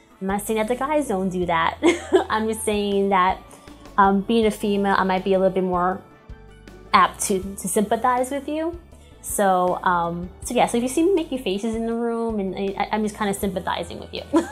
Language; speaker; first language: English; early bilingual, other home language; Spanish